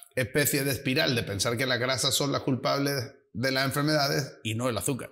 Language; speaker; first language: Spanish; native; Spanish